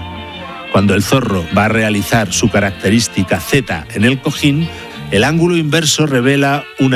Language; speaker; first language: Spanish; native; Spanish